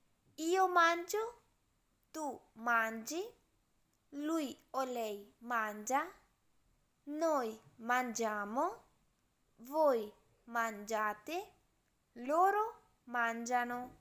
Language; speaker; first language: Italian; non-native, learner; Urdu